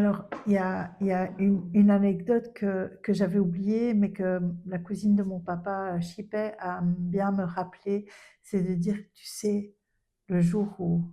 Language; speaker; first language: French; early bilingual, other home language; Albanian